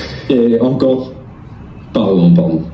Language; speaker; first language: French; non-native, learner; English